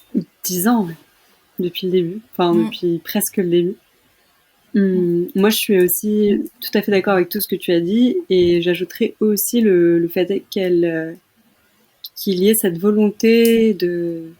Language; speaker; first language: French; native; French